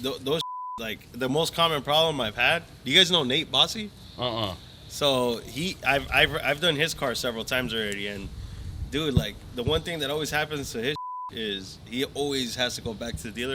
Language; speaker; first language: English; native; English